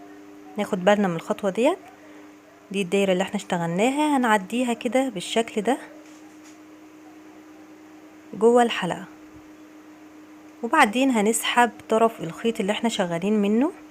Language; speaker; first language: Arabic; native; Arabic